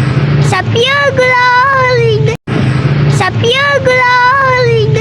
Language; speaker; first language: Filipino; non-native, learner; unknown